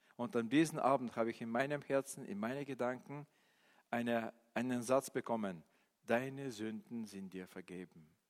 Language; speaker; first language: German; non-native, fluent; Bulgarian